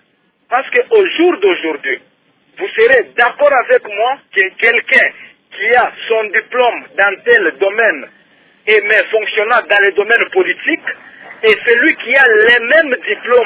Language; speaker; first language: French; non-native, local second language; Luba-Lulua